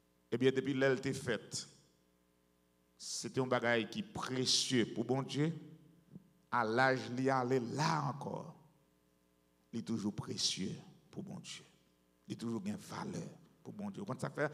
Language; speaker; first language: French; native; French